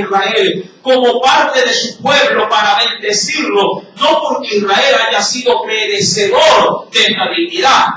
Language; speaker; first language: Spanish; native; Spanish